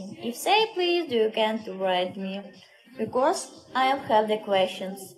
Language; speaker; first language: English; non-native, learner; Russian